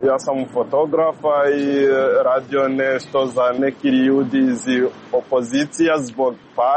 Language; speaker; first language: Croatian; non-native, learner; Rundi